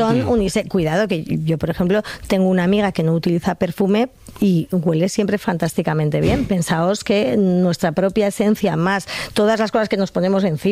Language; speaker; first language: Spanish; native; Spanish